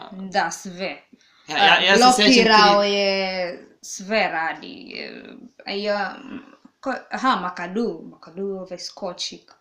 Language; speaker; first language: Serbian; non-native, learner; Swahili